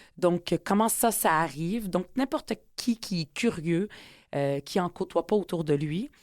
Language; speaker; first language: French; early bilingual, other home language; Arabic